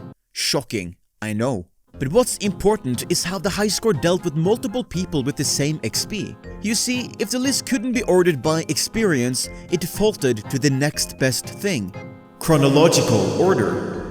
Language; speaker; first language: English; native; English